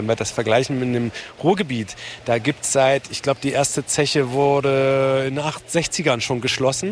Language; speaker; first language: German; native; German